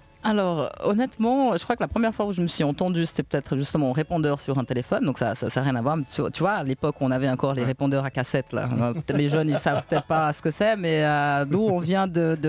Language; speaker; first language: French; native; French